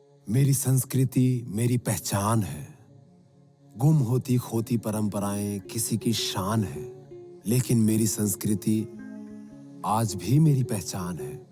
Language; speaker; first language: Hindi; native; Hindi